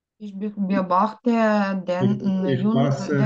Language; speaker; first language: German; non-native, learner; Ukrainian